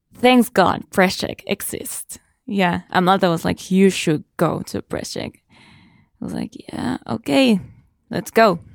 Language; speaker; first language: English; non-native, fluent; Spanish